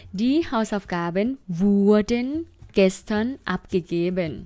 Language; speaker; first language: German; non-native, fluent; Thai